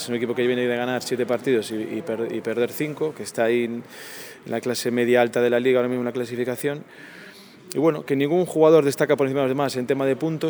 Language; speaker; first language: Spanish; native; Spanish